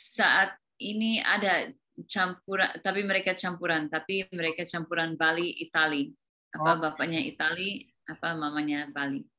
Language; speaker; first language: Indonesian; early bilingual, other home language; English